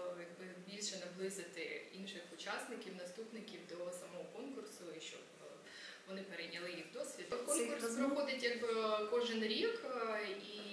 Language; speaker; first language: Ukrainian; native; Ukrainian